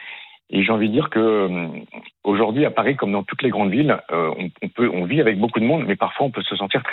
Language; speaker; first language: French; native; French